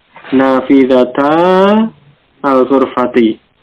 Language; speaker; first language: Arabic; non-native, learner; Indonesian